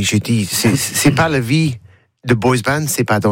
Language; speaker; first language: French; non-native, learner; English